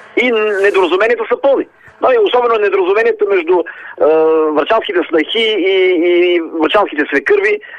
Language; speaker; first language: Bulgarian; native; Bulgarian